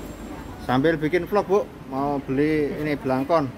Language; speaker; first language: Indonesian; non-native, local second language; Javanese